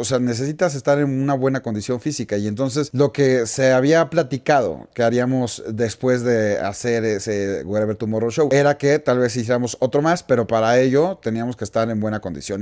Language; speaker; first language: Spanish; native; Spanish